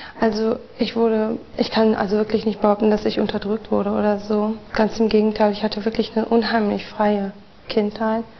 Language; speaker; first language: German; early bilingual, other home language; Turkish